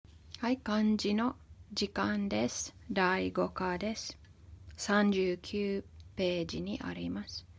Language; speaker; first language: Japanese; non-native, fluent; Finnish